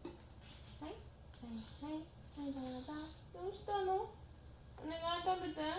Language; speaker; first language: Japanese; native; Japanese